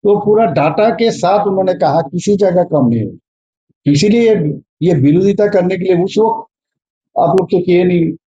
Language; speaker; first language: Hindi; non-native, local second language; Bangla